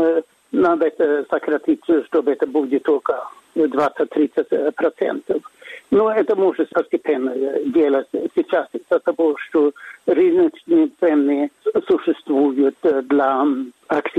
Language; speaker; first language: Russian; non-native, fluent; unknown